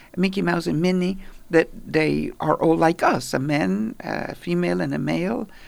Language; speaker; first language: English; non-native, fluent; Italian